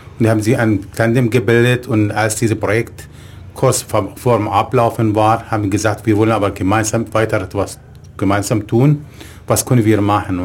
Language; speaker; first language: German; non-native, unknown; Arabic